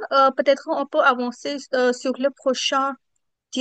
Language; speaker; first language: French; non-native, fluent; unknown